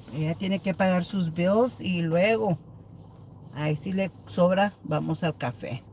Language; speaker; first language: Spanish; early bilingual, other home language; English